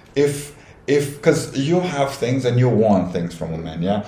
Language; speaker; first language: English; non-native, fluent; Romanian